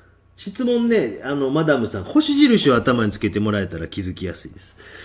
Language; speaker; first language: Japanese; native; Japanese